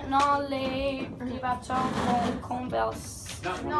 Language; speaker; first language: French; non-native, learner; English